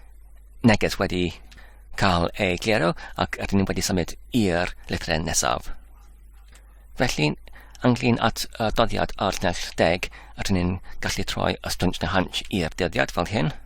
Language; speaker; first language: Welsh; non-native, learner; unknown